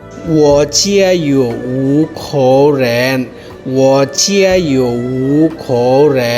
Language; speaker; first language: Chinese; non-native, learner; Bangla